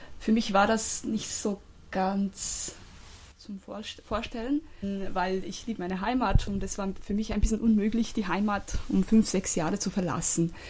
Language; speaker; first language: German; non-native, fluent; Croatian